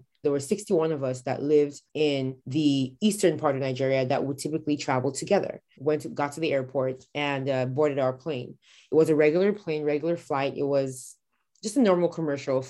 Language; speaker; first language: English; non-native, local second language; Igbo